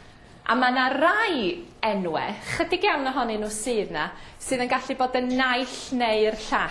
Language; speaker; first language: Welsh; native; Welsh